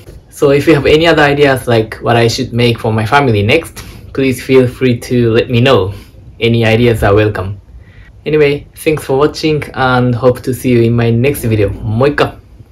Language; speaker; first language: English; non-native, fluent; Japanese